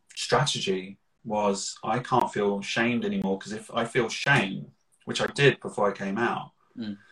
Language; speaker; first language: English; native; English